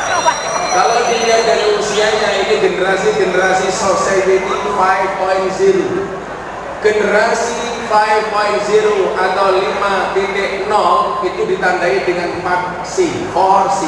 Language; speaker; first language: Indonesian; non-native, local second language; Javanese